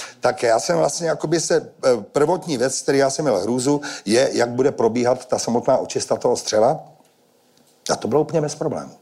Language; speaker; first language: Czech; native; Czech